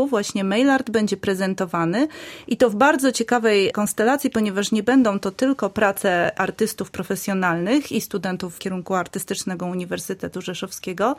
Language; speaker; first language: Polish; native; Polish